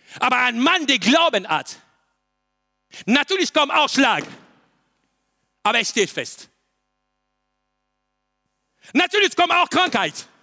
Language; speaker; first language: German; non-native, learner; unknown